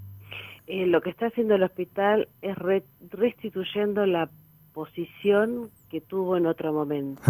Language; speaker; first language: Spanish; native; Spanish